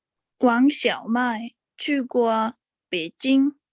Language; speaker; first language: Chinese; non-native, learner; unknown